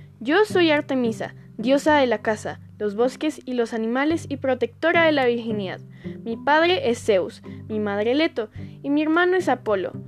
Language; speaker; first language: Spanish; native; Spanish